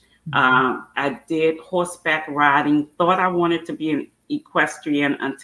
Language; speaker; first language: English; native; English